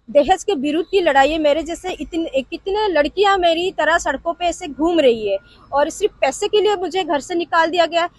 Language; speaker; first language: Hindi; non-native, local second language; Odia